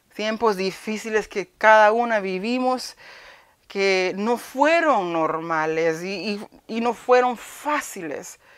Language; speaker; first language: Spanish; early bilingual, heritage; Spanish